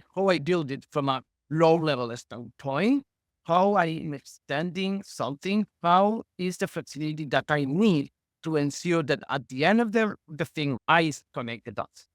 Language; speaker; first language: English; non-native, fluent; Spanish